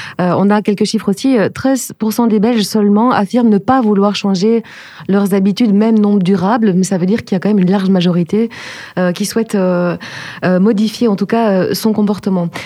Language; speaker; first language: French; native; French